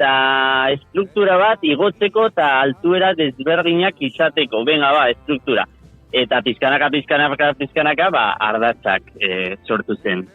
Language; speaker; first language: Basque; non-native, local second language; Spanish